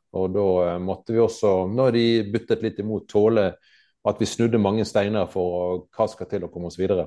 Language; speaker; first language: Norwegian; native; Norwegian